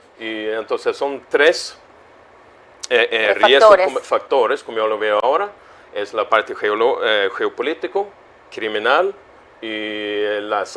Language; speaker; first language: Spanish; non-native, fluent; Swedish